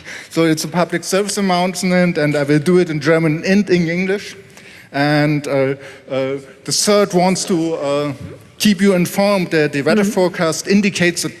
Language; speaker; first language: English; non-native, fluent; German